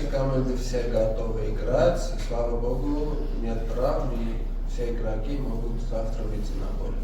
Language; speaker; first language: Russian; non-native, fluent; Armenian